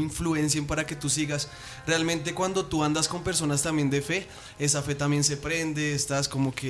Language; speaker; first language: Spanish; native; Spanish